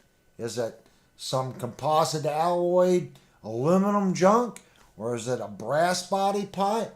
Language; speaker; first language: English; native; English